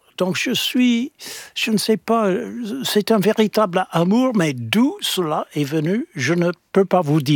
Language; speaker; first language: French; non-native, fluent; English